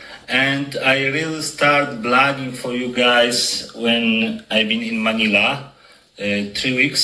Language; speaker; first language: English; non-native, learner; Polish